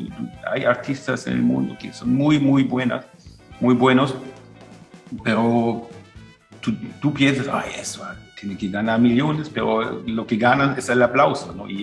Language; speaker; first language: Spanish; non-native, fluent; German